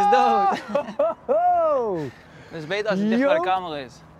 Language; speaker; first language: Dutch; non-native, fluent; Danish